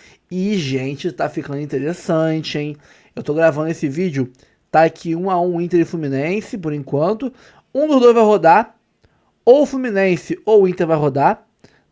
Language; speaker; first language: Portuguese; native; Portuguese